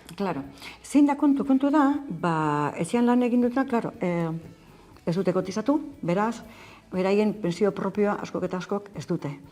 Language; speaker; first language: Basque; native; Basque